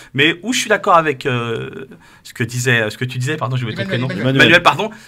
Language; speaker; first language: French; native; French